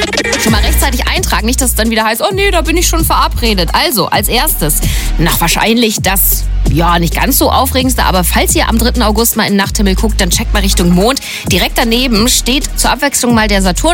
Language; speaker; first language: German; native; German